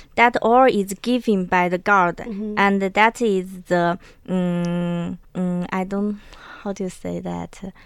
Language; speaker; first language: English; non-native, learner; Chinese